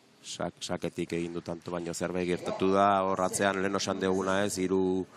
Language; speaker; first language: Basque; native; Basque